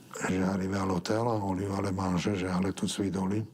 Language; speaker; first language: French; non-native, fluent; Slovak